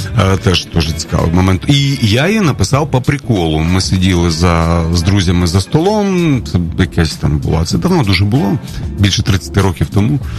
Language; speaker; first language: Ukrainian; non-native, local second language; Russian